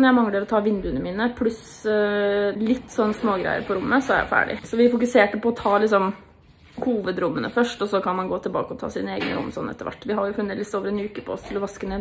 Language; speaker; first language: Norwegian; native; Norwegian